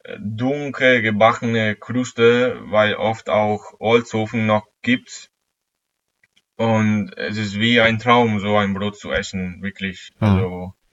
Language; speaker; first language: German; non-native, fluent; Italian